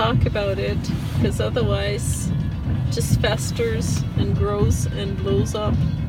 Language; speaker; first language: English; non-native, fluent; French